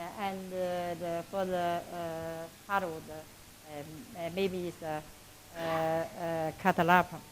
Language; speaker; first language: English; non-native, learner; Chinese